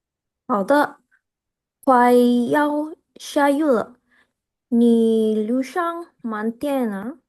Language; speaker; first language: Chinese; non-native, learner; Indonesian